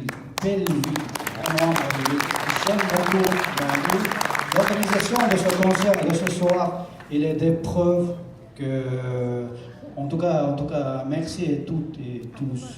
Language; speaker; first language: French; non-native, learner; Chechen